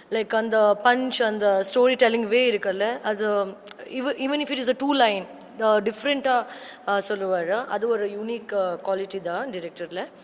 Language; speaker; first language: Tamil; non-native, learner; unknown